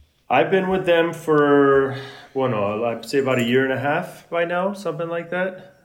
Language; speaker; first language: English; early bilingual, other home language; Spanish